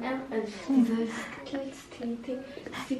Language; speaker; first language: German; early bilingual, other home language; Cebuano